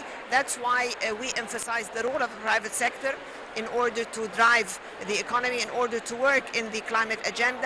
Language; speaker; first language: English; non-native, fluent; Arabic